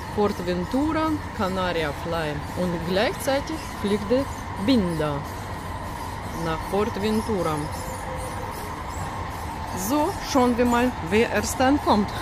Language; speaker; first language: German; non-native, learner; Russian